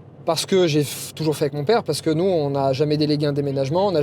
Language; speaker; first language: French; native; French